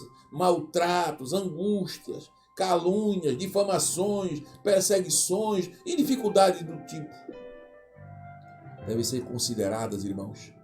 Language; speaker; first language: Portuguese; native; Portuguese